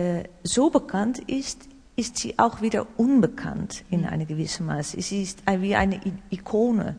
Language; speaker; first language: German; non-native, learner; Dutch